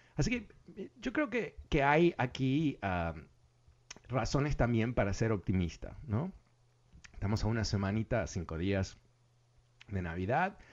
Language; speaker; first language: Spanish; early bilingual, other home language; English